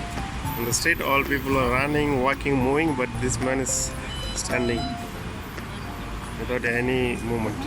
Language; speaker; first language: English; non-native, local second language; Tamil